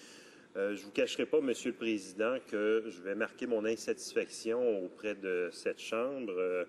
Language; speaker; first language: French; native; French